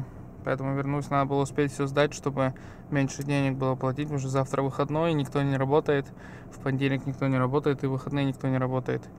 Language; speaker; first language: Russian; native; Russian